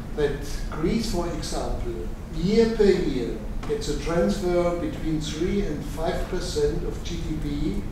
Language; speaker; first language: English; non-native, fluent; German